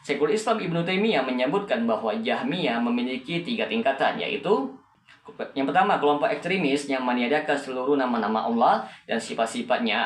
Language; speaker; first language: Indonesian; native; Indonesian